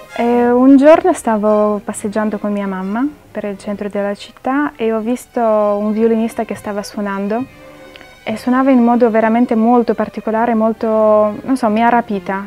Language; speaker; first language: Italian; non-native, fluent; Ukrainian